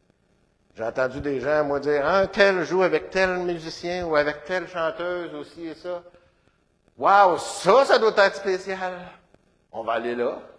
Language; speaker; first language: French; native; French